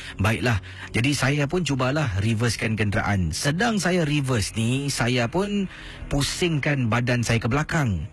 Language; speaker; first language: Malay; native; Malay